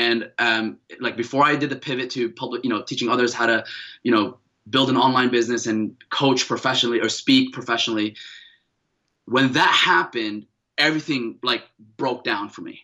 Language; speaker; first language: English; native; English